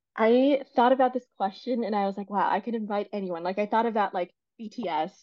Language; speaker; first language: English; non-native, fluent; Chinese